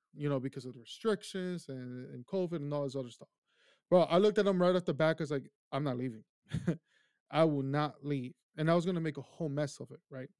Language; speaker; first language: English; early bilingual, other home language; Spanish